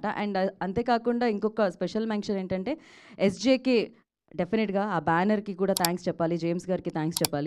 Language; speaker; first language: Telugu; native; Telugu